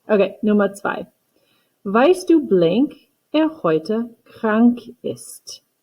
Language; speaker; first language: German; non-native, fluent; English